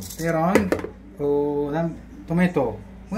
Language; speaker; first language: Indonesian; non-native, learner; Arabic